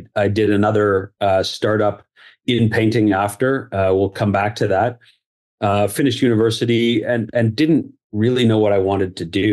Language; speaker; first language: English; native; English